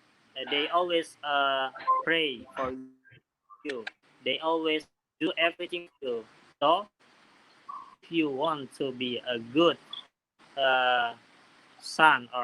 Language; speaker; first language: English; non-native, learner; Indonesian